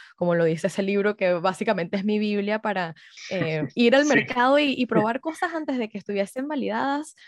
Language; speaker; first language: Spanish; early bilingual, heritage; Spanish